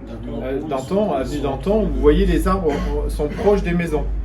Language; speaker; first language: French; native; French